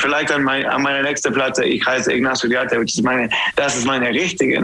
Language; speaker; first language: German; non-native, learner; English